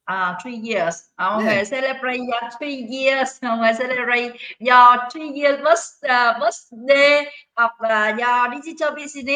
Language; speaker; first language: English; non-native, learner; Vietnamese